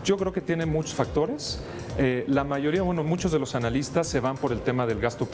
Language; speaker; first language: Spanish; native; Spanish